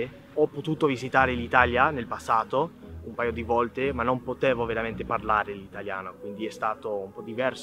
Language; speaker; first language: Italian; non-native, fluent; English